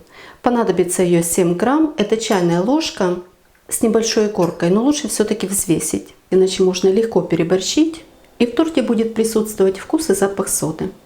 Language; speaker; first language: Russian; native; Russian